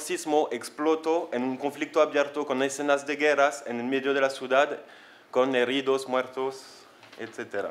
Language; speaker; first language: Spanish; non-native, fluent; French